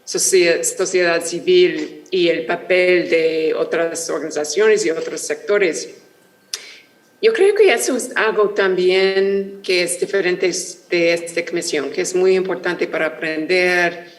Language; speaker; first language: Spanish; non-native, fluent; English